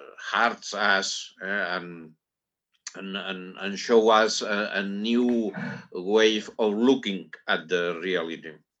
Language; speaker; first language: English; non-native, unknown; Catalan